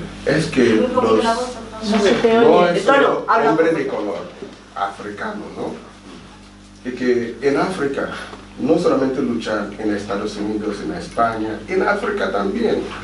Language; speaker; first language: Spanish; non-native, fluent; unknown